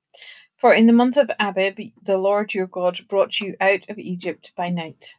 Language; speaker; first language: English; native; English